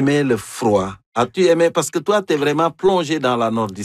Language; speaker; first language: French; native; French